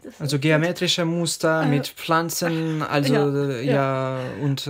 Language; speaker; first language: German; non-native, fluent; Ukrainian